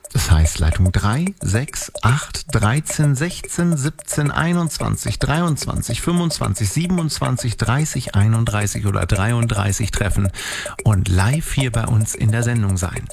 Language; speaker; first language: German; native; German